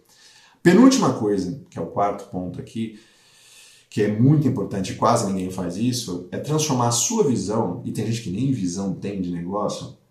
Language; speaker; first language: Portuguese; native; Portuguese